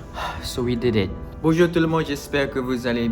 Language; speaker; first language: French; non-native, learner; Malay